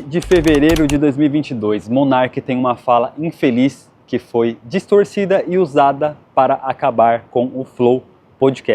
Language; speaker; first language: Portuguese; native; Portuguese